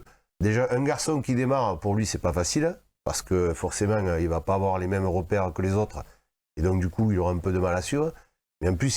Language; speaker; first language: French; native; French